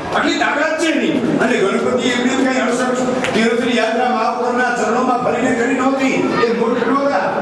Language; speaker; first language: Gujarati; non-native, local second language; Kachhi